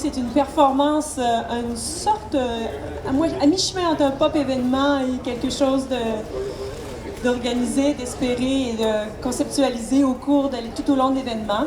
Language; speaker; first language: French; native; French